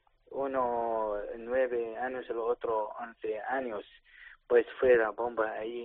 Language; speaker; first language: Spanish; non-native, learner; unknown